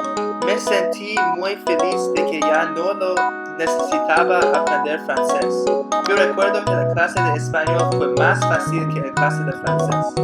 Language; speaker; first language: Spanish; non-native, learner; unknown